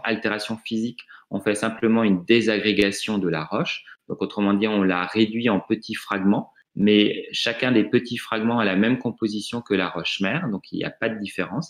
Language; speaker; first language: French; native; French